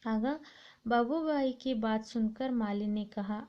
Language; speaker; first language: Hindi; non-native, local second language; Kannada